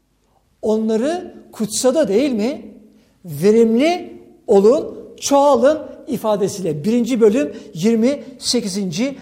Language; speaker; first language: Turkish; native; Turkish